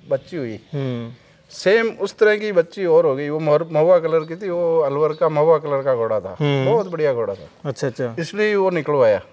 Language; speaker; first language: Hindi; native; Hindi